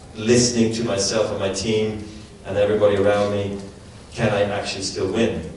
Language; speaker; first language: English; non-native, fluent; German